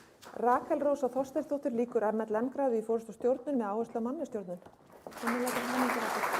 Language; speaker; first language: Icelandic; native; Icelandic